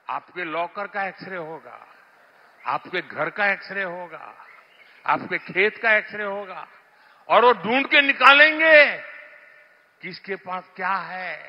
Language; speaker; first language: Hindi; non-native, local second language; Gujarati